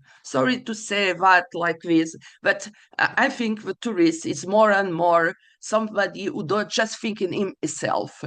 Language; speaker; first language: English; non-native, fluent; Portuguese